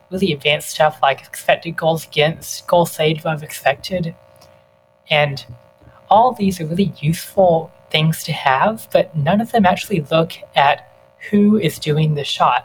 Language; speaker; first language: English; native; English